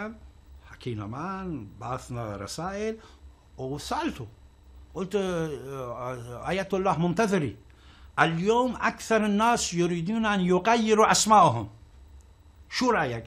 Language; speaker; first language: Arabic; non-native, fluent; Persian